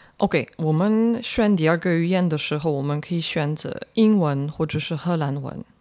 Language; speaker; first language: Chinese; non-native, fluent; French